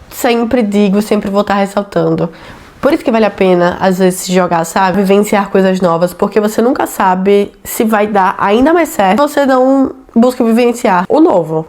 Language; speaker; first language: Portuguese; native; Portuguese